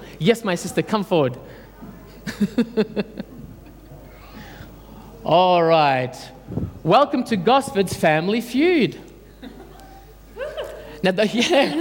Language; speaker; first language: English; early bilingual, other home language; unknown